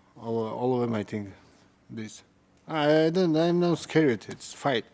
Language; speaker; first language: English; non-native, learner; Russian